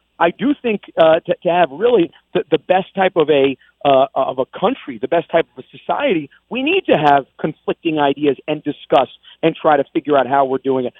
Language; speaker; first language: English; native; English